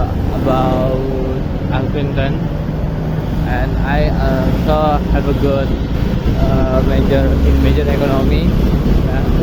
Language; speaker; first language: English; non-native, learner; Indonesian